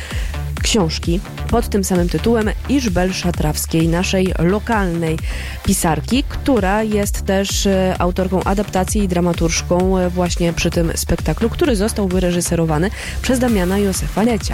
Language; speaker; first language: Polish; native; Polish